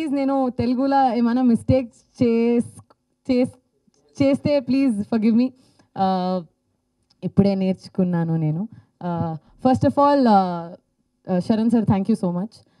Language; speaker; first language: Telugu; non-native, learner; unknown